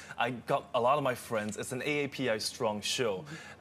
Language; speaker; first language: English; native; English